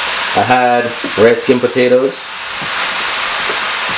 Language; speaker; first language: English; native; English